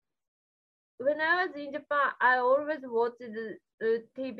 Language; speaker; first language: English; non-native, learner; Japanese